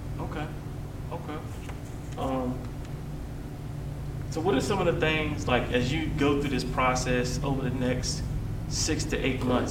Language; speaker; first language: English; native; English